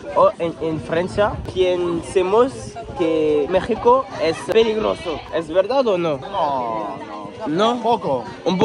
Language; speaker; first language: Spanish; non-native, learner; French